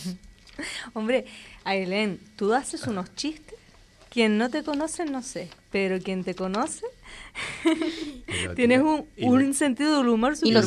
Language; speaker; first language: Spanish; native; Spanish